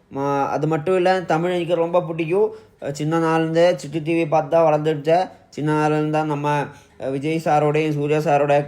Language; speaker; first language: Tamil; non-native, local second language; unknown